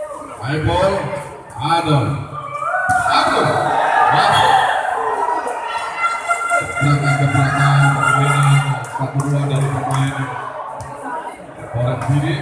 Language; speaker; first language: Indonesian; non-native, local second language; Achinese